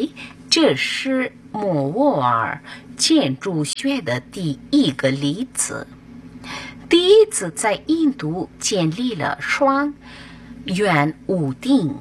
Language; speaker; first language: Chinese; non-native, learner; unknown